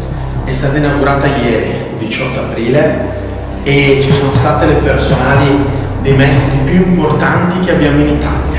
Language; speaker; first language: Italian; native; Italian